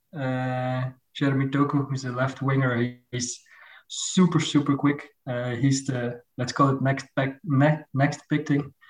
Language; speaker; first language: English; non-native, fluent; Dutch